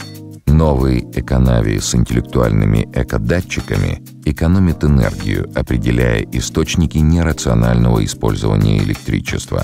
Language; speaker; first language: Russian; native; Russian